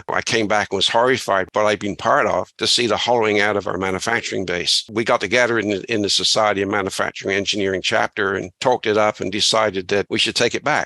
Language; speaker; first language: English; native; English